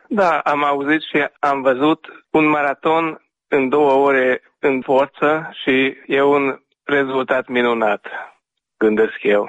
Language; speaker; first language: Romanian; non-native, local second language; Hungarian